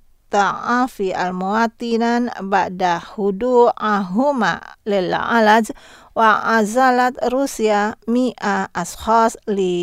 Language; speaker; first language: Arabic; non-native, fluent; Indonesian